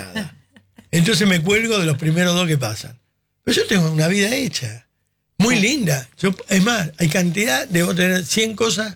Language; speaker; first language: Spanish; native; Spanish